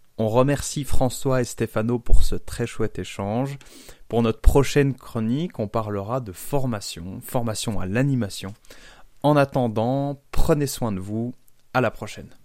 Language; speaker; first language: French; native; French